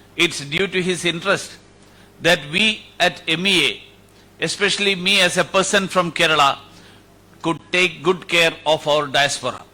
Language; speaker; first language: English; non-native, local second language; Malayalam